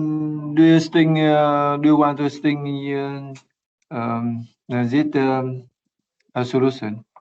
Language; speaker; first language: English; non-native, learner; Vietnamese